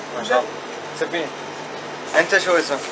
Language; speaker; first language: Arabic; non-native, learner; Urdu